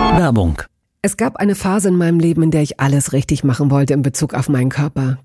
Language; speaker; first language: German; native; German